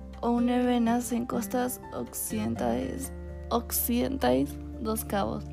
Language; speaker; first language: Spanish; non-native, learner; Portuguese